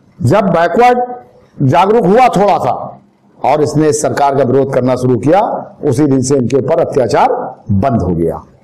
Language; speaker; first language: Hindi; native; Hindi